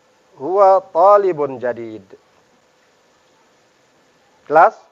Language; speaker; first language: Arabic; non-native, fluent; Indonesian